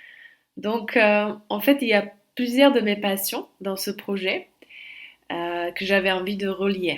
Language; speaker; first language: French; non-native, fluent; Slovak